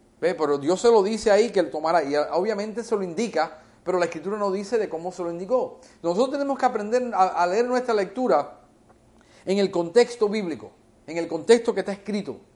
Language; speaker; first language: Spanish; early bilingual, heritage; Spanish